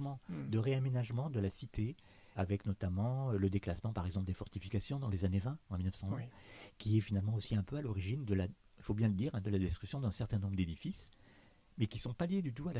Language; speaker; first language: French; native; French